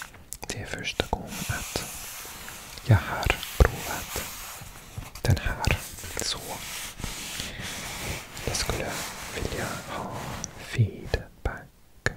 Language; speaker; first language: Swedish; non-native, learner; English